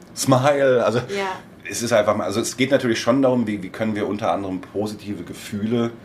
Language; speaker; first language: German; native; German